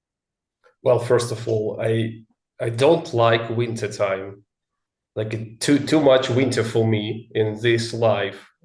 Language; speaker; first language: English; non-native, learner; Russian